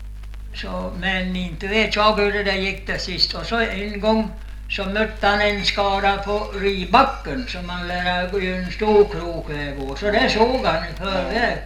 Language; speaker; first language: Swedish; native; Swedish